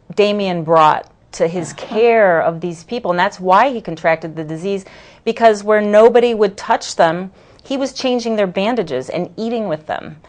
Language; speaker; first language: English; native; English